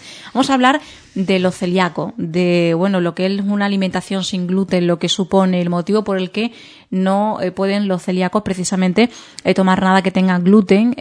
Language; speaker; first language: Spanish; native; Spanish